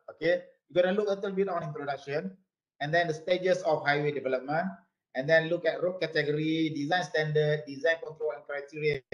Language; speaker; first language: English; non-native, local second language; Malay